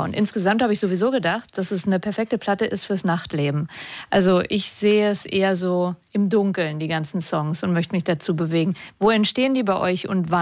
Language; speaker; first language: German; native; German